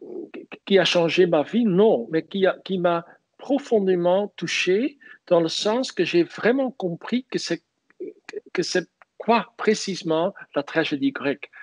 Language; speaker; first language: French; non-native, fluent; Dutch